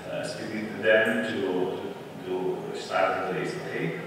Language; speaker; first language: English; non-native, fluent; Spanish